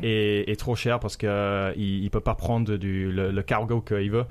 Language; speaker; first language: French; non-native, fluent; English